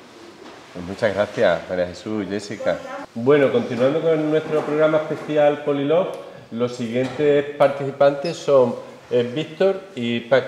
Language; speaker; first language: Spanish; native; Spanish